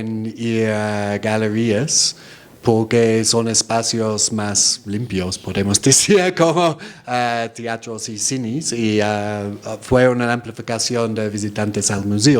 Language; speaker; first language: Spanish; non-native, fluent; English